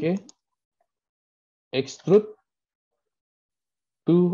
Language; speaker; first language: English; non-native, learner; Indonesian